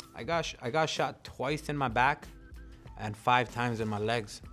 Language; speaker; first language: English; non-native, fluent; Punjabi